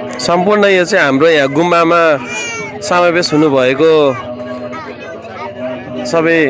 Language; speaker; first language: Nepali; non-native, local second language; Eastern Tamang